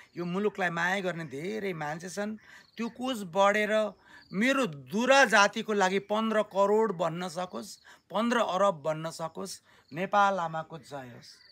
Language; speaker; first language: Nepali; native; Nepali